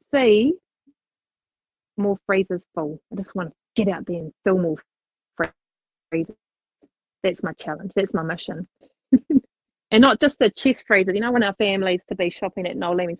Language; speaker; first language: English; native; English